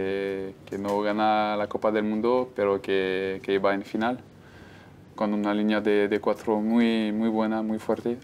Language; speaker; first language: Spanish; non-native, fluent; French